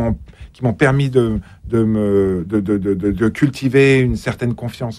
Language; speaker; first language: French; native; French